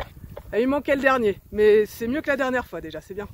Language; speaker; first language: French; native; French